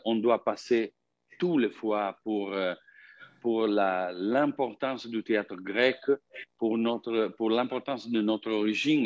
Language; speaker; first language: French; non-native, fluent; Italian